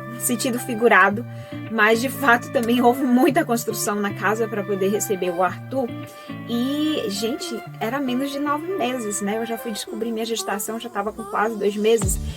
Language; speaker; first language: Portuguese; native; Portuguese